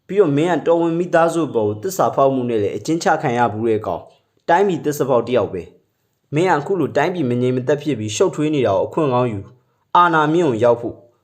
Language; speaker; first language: Burmese; native; Burmese